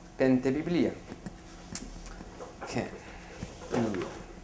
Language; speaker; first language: Greek; non-native, fluent; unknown